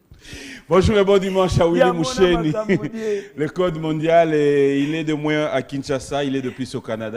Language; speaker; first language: French; non-native, local second language; Lingala